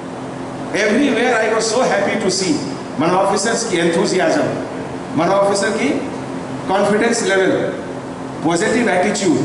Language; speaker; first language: Telugu; non-native, fluent; Hindi